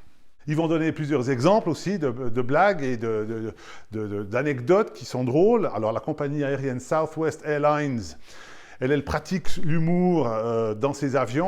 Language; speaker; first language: French; native; French